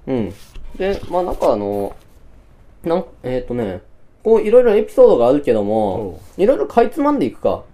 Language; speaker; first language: Japanese; native; Japanese